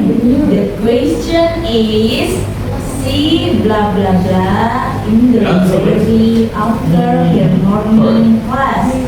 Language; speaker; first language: English; non-native, learner; Indonesian